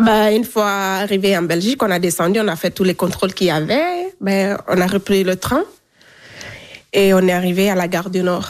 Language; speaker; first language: French; non-native, local second language; Fula